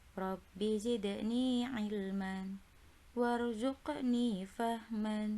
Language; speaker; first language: Arabic; non-native, learner; Indonesian